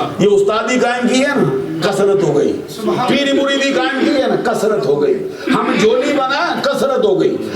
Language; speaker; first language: Urdu; non-native, local second language; Punjabi